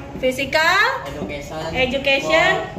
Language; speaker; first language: English; non-native, learner; Indonesian